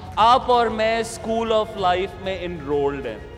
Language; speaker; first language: English; non-native, local second language; Urdu